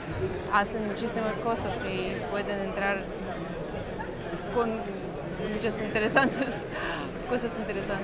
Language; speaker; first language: Spanish; non-native, fluent; Russian